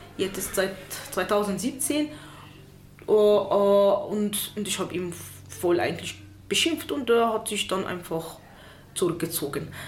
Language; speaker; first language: German; non-native, fluent; Arabic